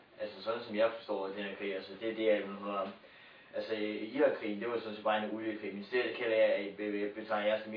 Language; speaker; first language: Danish; native; Danish